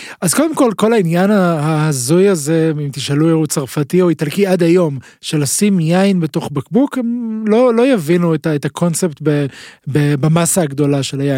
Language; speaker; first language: Hebrew; native; Hebrew